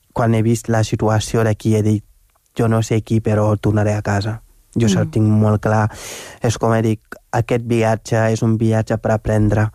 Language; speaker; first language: Catalan; non-native, fluent; Wolof